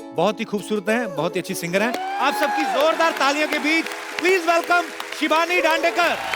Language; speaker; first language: Hindi; non-native, local second language; Punjabi